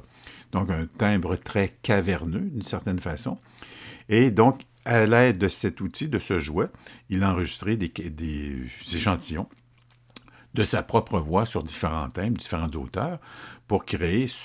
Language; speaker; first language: French; native; French